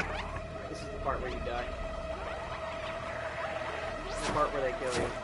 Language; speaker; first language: English; native; English